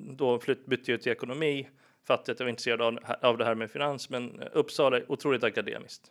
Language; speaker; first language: Swedish; early bilingual, other home language; English